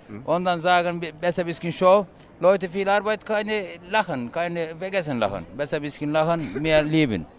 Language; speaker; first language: German; non-native, learner; Turkish